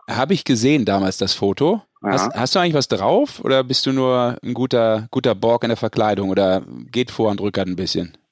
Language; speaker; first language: German; native; German